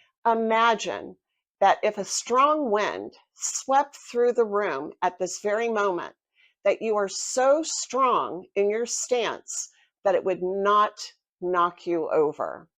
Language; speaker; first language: English; native; English